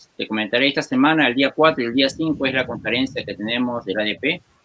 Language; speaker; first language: Spanish; native; Spanish